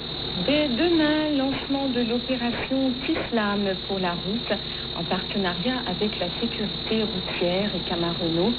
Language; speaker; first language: French; native; French